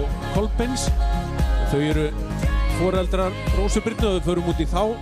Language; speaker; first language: Icelandic; native; Icelandic